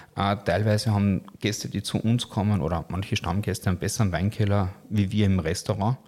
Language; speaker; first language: German; native; German